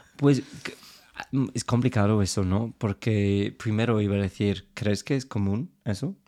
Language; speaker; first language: Spanish; non-native, fluent; English